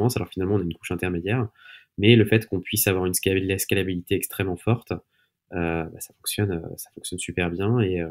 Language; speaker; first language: French; native; French